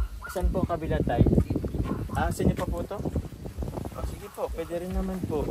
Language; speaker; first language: Filipino; native; Filipino